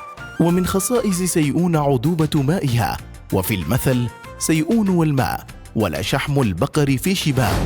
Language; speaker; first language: Arabic; native; Arabic